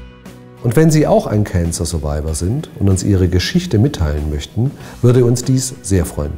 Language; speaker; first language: German; native; German